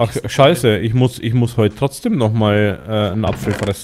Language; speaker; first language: German; native; German